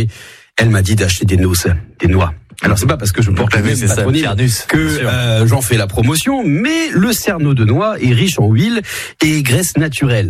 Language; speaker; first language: French; native; French